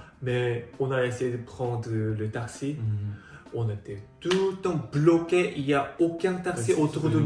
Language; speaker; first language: French; non-native, fluent; Korean